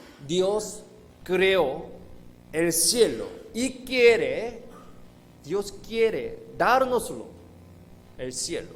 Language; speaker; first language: Spanish; non-native, fluent; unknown